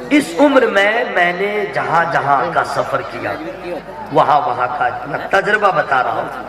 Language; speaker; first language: Urdu; native; Urdu